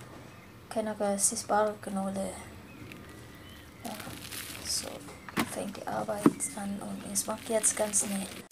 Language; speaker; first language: German; non-native, fluent; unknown